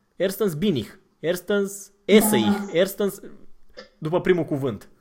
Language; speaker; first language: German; non-native, fluent; Romanian